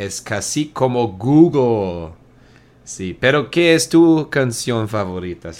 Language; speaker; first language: Spanish; non-native, learner; German